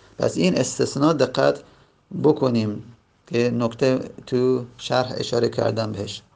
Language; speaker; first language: Persian; native; Persian